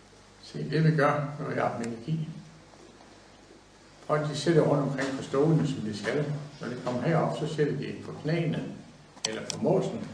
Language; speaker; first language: Danish; native; Danish